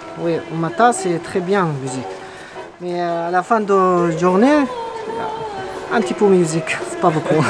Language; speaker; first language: French; non-native, learner; Arabic